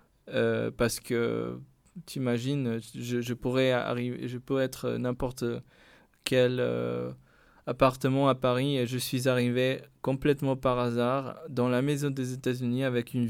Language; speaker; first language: French; non-native, fluent; Spanish